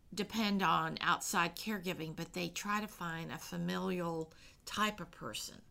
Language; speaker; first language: English; native; English